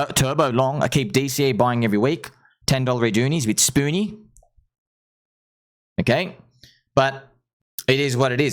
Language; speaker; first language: English; native; English